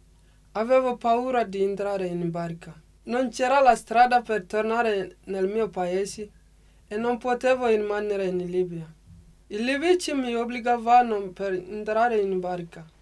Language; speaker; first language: Italian; non-native, learner; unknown